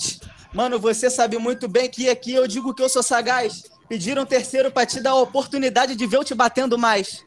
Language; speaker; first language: Portuguese; native; Portuguese